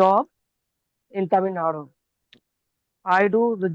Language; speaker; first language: English; non-native, learner; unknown